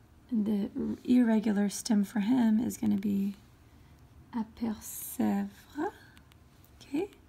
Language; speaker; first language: English; native; English